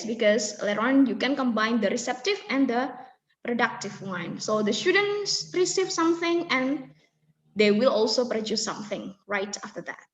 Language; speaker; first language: English; non-native, fluent; Indonesian